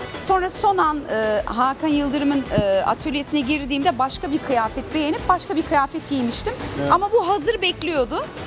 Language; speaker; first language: Turkish; early bilingual, heritage; Turkish